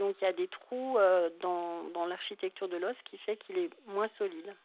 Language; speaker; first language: French; native; French